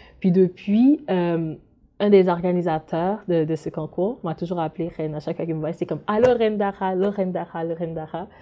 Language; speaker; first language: French; non-native, local second language; Haitian Creole